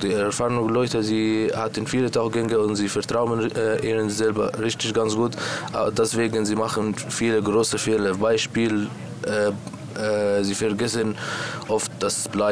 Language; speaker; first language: German; non-native, learner; Arabic